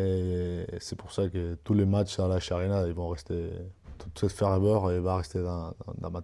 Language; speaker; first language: French; non-native, fluent; Spanish